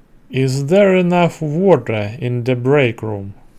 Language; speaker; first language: English; non-native, learner; Russian